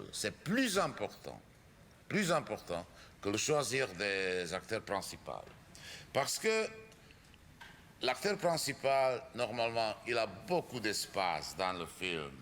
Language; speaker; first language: French; non-native, fluent; Czech